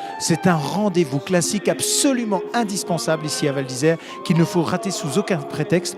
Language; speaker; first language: French; native; French